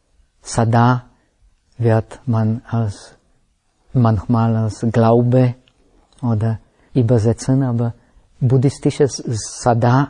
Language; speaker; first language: German; non-native, fluent; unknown